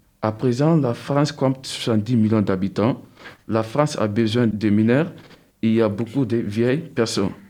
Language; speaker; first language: French; non-native, local second language; Susu